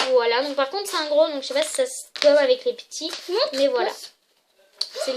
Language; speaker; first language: French; native; French